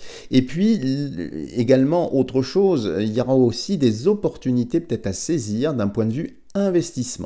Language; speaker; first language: French; native; French